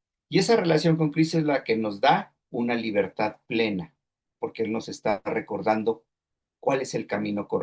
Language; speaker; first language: Spanish; native; Spanish